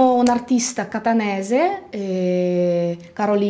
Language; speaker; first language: Italian; non-native, fluent; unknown